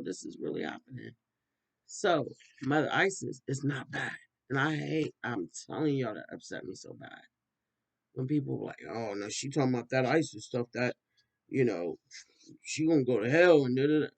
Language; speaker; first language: English; native; English